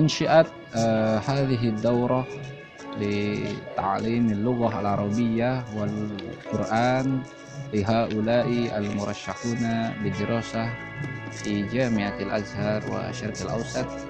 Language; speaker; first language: Arabic; non-native, fluent; Indonesian